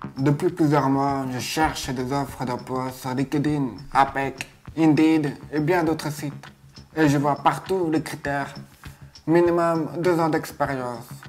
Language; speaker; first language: French; native; French